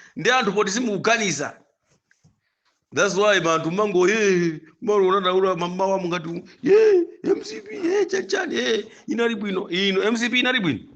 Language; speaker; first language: Nyanja; non-native, local second language; Tumbuka